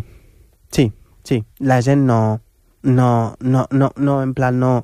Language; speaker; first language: Catalan; non-native, fluent; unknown